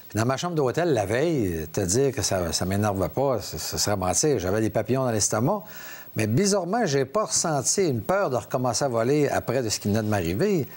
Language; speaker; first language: French; native; French